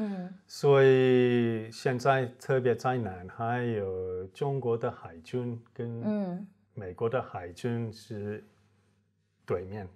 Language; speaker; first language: Chinese; non-native, fluent; English